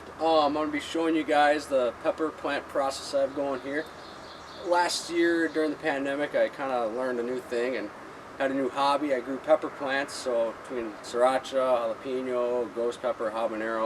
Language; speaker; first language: English; native; English